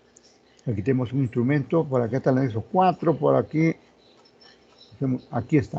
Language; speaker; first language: Spanish; native; Spanish